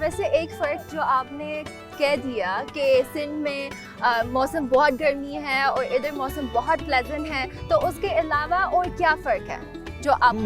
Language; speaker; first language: Hindi; non-native, fluent; Chinese